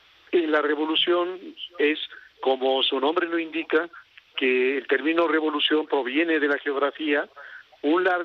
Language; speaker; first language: Spanish; native; Spanish